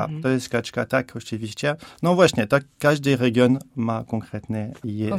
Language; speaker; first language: Polish; non-native, learner; French